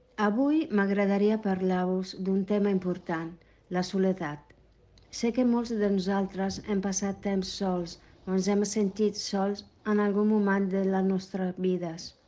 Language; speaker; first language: Catalan; non-native, fluent; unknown